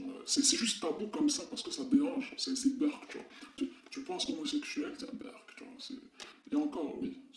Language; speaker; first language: French; non-native, local second language; Arabic